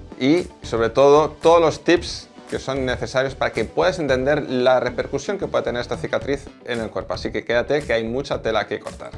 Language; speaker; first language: Spanish; native; Spanish